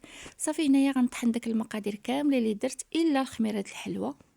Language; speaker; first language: Arabic; native; Arabic